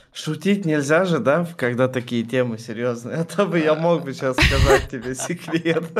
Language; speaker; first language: Russian; native; Russian